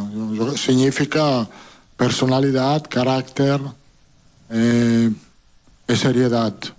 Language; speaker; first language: Portuguese; non-native, learner; Italian